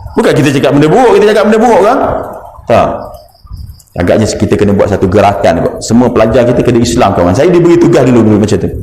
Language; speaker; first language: Malay; native; Malay